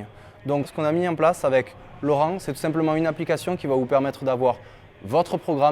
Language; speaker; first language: French; native; French